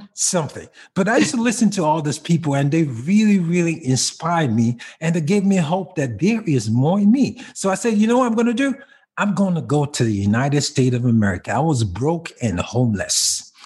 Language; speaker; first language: English; non-native, local second language; Yoruba